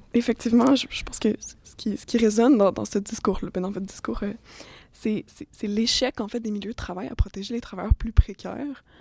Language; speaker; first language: French; native; French